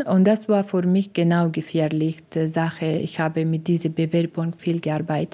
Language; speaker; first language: German; non-native, learner; Persian